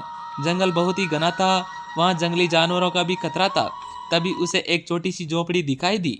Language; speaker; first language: Hindi; native; Hindi